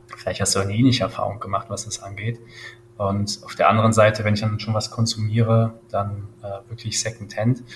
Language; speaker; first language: German; native; German